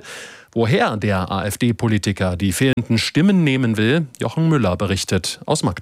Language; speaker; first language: German; native; German